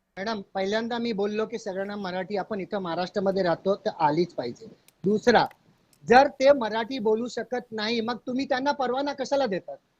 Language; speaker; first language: Marathi; non-native, local second language; Hindi